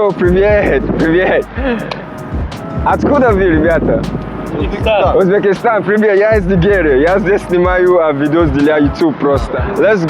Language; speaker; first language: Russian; non-native, fluent; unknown